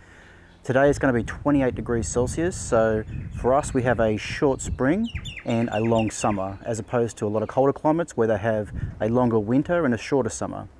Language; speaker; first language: English; native; English